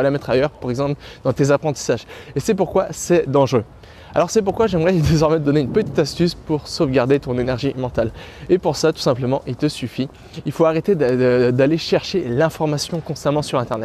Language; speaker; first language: French; native; French